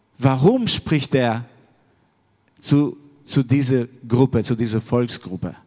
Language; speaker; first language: German; non-native, fluent; Albanian